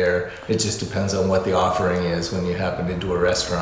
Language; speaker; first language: English; native; English